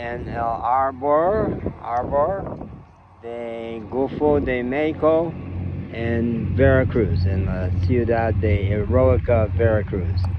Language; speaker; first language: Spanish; non-native, learner; English